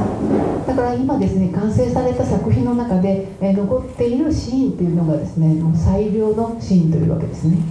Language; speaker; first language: Japanese; native; Japanese